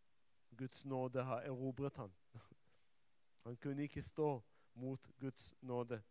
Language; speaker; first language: Norwegian; non-native, fluent; Hebrew